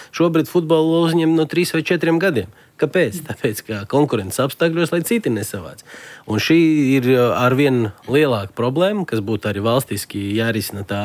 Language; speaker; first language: Latvian; non-native, local second language; Russian